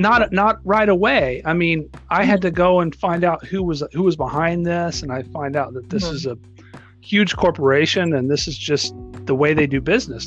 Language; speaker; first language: English; native; English